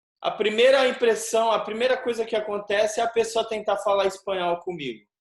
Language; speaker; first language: Portuguese; native; Portuguese